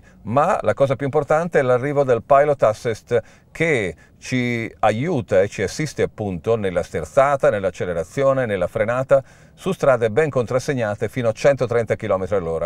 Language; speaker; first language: Italian; native; Italian